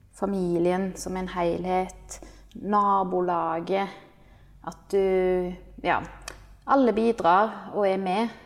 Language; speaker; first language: Norwegian; native; Norwegian